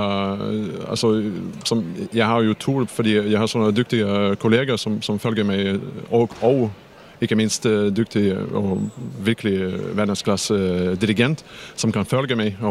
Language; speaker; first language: Danish; non-native, fluent; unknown